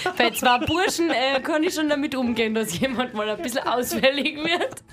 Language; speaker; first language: German; native; German